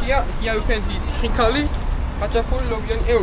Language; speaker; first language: English; non-native, learner; Georgian